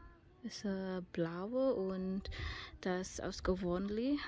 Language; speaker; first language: German; non-native, learner; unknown